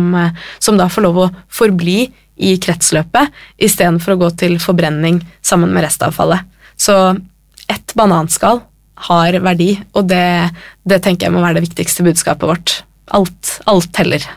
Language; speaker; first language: Norwegian; native; Norwegian